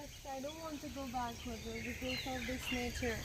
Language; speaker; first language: English; non-native, local second language; Hindi